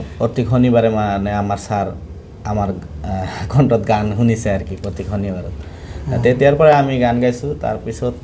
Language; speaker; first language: Assamese; non-native, local second language; Bangla